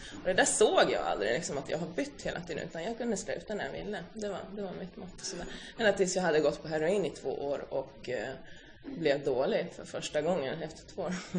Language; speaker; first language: Swedish; early bilingual, other home language; Finnish